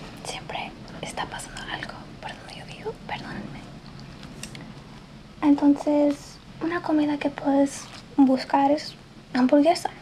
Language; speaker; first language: Spanish; early bilingual, heritage; English